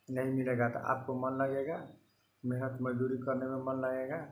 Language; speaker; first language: Hindi; non-native, local second language; Bhojpuri